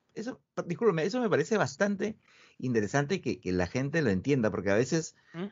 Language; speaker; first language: Spanish; native; Spanish